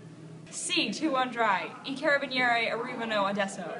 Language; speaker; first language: Italian; non-native, learner; English